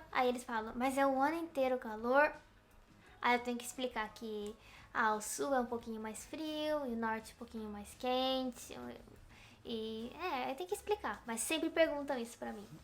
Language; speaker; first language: Portuguese; native; Portuguese